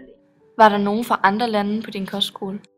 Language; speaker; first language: Danish; native; Danish